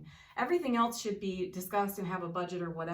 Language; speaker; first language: English; native; English